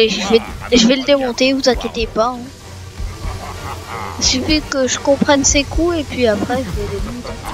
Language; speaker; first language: French; native; French